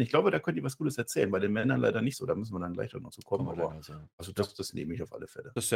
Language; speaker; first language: German; native; German